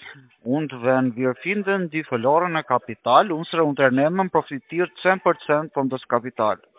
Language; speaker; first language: German; non-native, learner; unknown